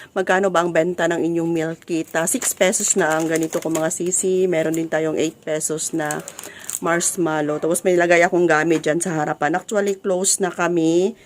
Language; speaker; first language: Filipino; non-native, local second language; Cebuano